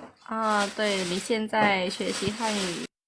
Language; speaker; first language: Chinese; early bilingual, heritage; Chinese